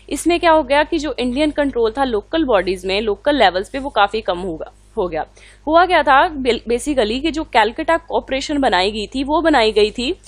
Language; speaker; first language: Hindi; non-native, local second language; Punjabi